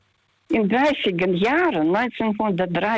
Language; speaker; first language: German; non-native, fluent; Russian